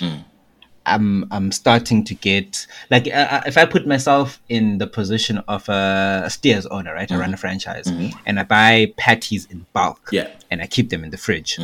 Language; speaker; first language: English; non-native, local second language; Shona